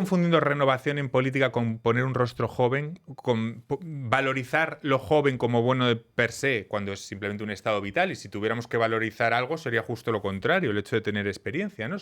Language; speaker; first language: Spanish; native; Spanish